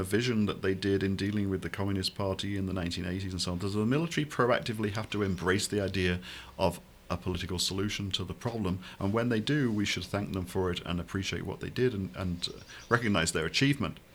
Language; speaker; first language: English; native; English